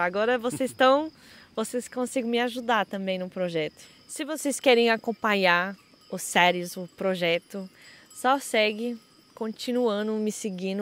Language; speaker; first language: Portuguese; non-native, fluent; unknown